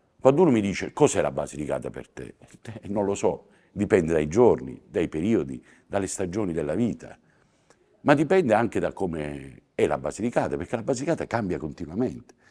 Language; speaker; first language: Italian; native; Italian